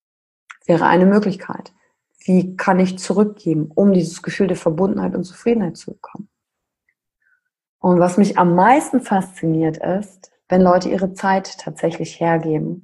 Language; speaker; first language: German; native; German